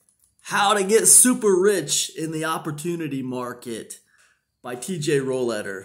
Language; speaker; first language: English; native; English